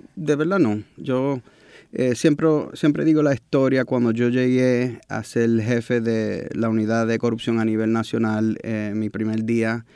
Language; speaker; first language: Spanish; early bilingual, heritage; Spanish